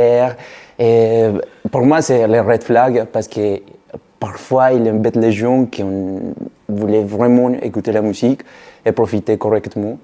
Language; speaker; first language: French; non-native, fluent; Spanish